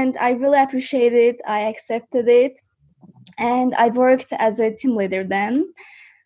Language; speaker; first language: English; non-native, fluent; Azerbaijani